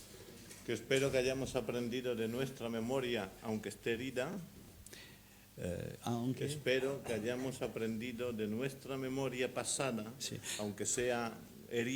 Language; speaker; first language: Spanish; native; Spanish